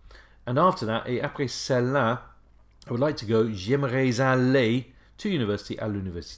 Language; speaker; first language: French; non-native, fluent; English